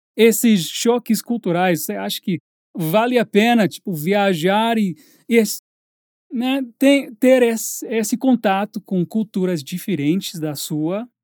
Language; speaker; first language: Portuguese; non-native, fluent; English